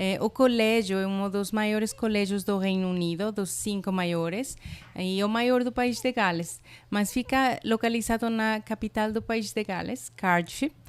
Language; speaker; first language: Portuguese; non-native, fluent; Spanish